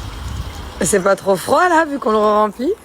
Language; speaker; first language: French; native; French